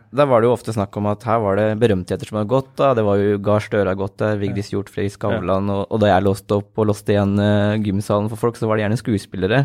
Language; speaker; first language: Norwegian; native; Norwegian